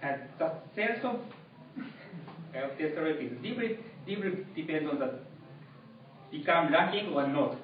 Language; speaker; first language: English; non-native, learner; Japanese